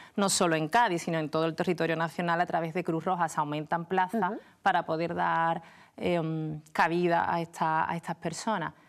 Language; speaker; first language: Spanish; native; Spanish